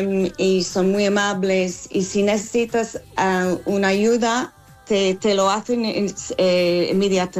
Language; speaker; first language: Spanish; non-native, learner; English